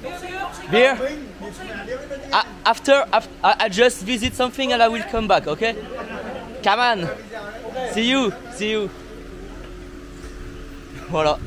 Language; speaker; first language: English; non-native, learner; French